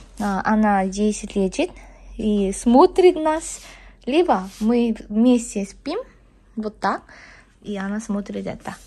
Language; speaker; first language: Russian; non-native, learner; Korean